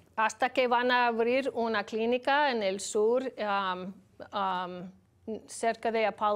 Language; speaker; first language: Spanish; non-native, learner; English